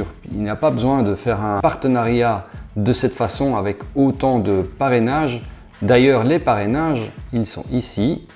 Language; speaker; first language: French; native; French